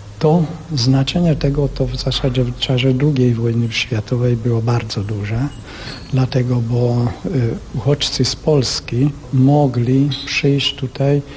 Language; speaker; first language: Polish; non-native, fluent; Hungarian